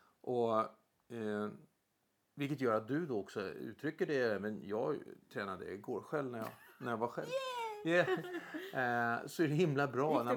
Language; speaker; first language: Swedish; native; Swedish